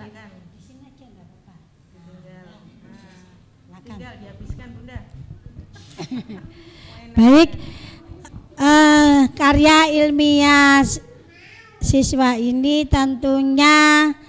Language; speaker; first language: Indonesian; native; Indonesian